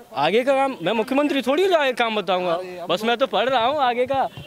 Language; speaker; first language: Hindi; native; Hindi